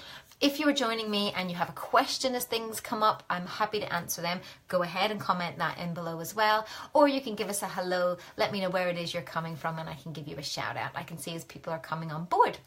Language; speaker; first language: English; native; English